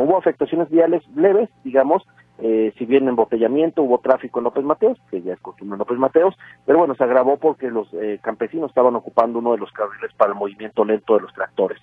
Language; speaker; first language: Spanish; native; Spanish